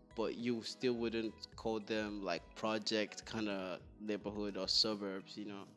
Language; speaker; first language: English; non-native, local second language; Igbo